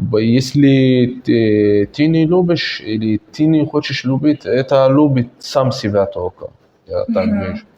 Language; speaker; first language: Russian; non-native, learner; Arabic